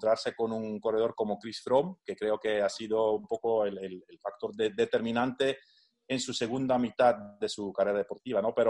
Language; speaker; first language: Spanish; non-native, fluent; Dutch